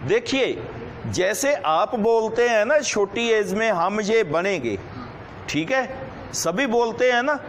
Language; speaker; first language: Hindi; non-native, local second language; Punjabi